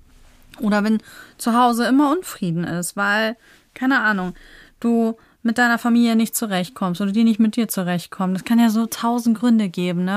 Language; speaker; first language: German; native; German